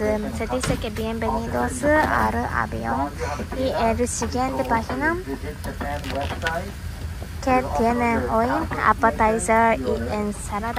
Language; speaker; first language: Spanish; non-native, learner; Japanese